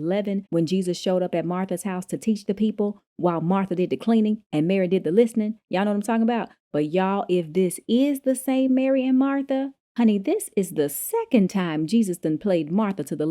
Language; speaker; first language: English; native; English